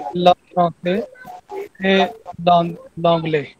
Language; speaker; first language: French; non-native, learner; Hindi